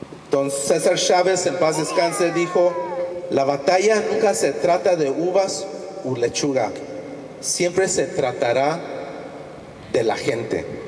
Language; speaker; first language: Spanish; early bilingual, heritage; Spanish